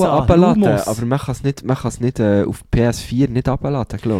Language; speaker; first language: German; native; German